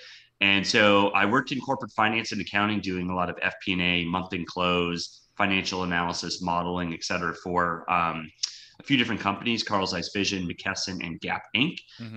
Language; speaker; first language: English; native; English